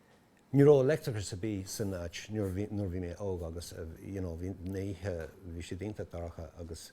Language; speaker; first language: Irish; non-native, local second language; English